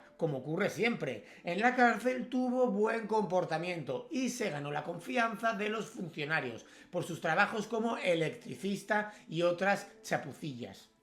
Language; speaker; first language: Spanish; native; Spanish